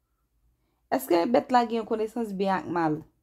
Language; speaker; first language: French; non-native, local second language; Haitian Creole